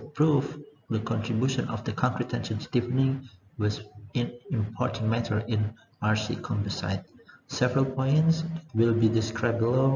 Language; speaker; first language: English; non-native, learner; Indonesian